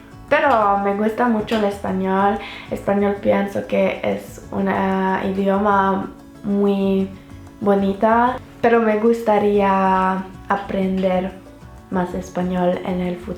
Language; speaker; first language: Spanish; non-native, learner; French